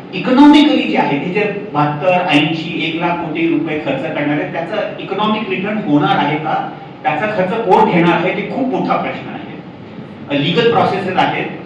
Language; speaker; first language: Marathi; non-native, local second language; Hindi